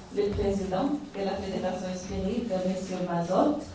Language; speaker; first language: French; non-native, fluent; Portuguese